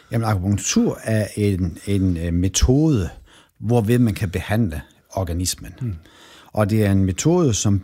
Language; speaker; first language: Danish; native; Danish